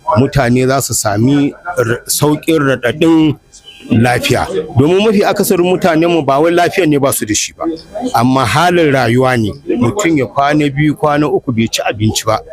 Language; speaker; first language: Hausa; native; Hausa